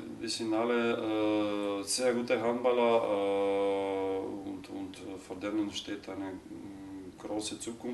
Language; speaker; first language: German; non-native, learner; Croatian